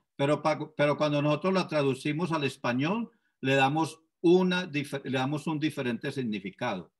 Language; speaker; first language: Spanish; native; Spanish